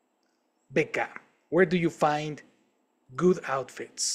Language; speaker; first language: English; non-native, fluent; Spanish